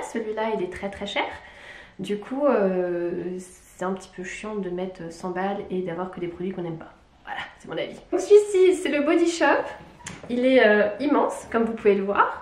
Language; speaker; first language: French; native; French